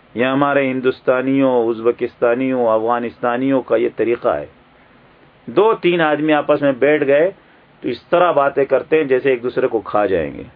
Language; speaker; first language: Urdu; native; Urdu